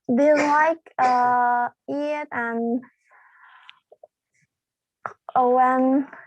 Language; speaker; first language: English; non-native, learner; Indonesian